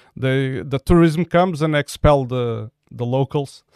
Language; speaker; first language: English; non-native, fluent; Portuguese